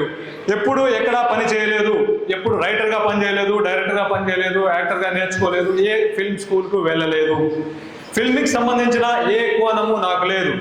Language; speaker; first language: Telugu; native; Telugu